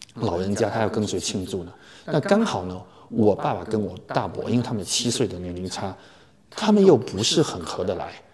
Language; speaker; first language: Chinese; native; Chinese